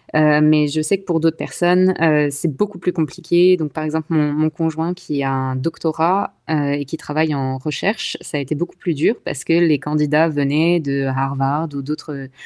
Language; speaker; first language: French; native; French